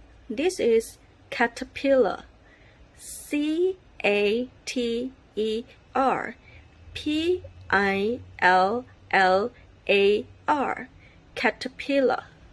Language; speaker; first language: English; non-native, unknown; Thai